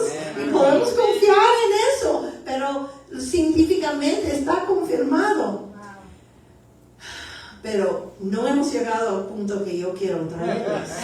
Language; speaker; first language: Spanish; early bilingual, heritage; Spanish